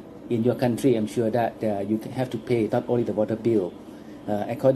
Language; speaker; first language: English; non-native, fluent; Thai